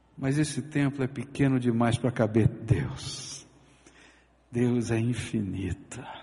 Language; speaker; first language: Portuguese; native; Portuguese